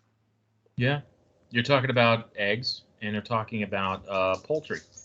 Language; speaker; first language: English; native; English